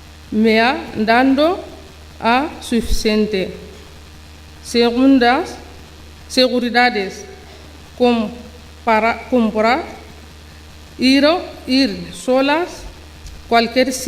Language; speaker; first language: Spanish; non-native, learner; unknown